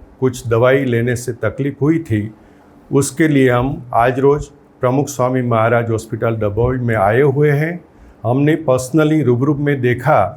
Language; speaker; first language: Hindi; non-native, local second language; Gujarati